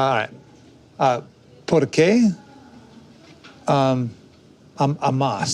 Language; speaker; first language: Spanish; non-native, learner; English